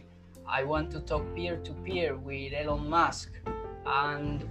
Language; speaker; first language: English; non-native, fluent; Spanish